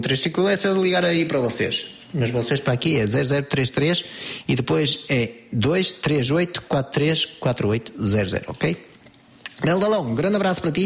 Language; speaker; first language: Portuguese; native; Portuguese